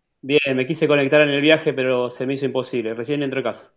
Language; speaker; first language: Spanish; native; Spanish